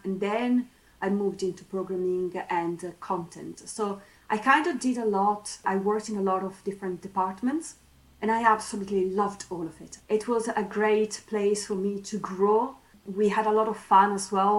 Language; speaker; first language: English; non-native, fluent; Italian